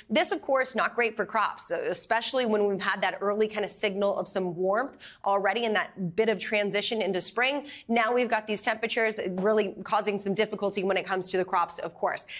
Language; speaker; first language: English; native; English